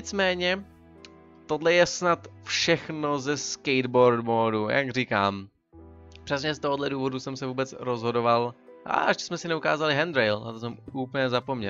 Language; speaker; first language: Czech; native; Czech